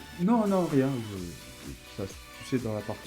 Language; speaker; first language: French; native; French